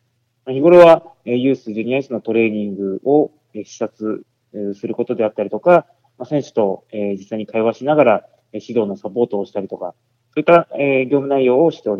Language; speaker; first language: Japanese; native; Japanese